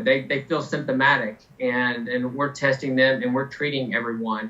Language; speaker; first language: English; native; English